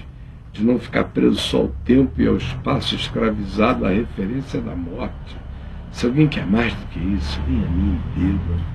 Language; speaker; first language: Portuguese; native; Portuguese